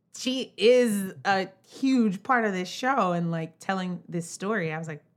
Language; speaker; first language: English; native; English